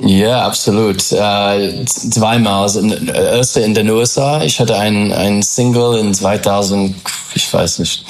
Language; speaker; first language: German; non-native, fluent; English